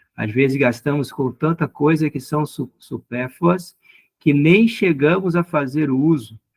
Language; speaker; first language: Portuguese; native; Portuguese